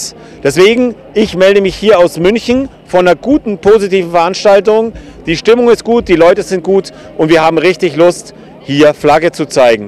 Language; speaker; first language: German; native; German